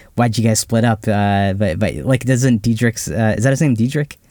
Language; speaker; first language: English; early bilingual, other home language; Hindi